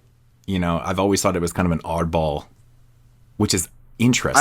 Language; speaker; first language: English; native; English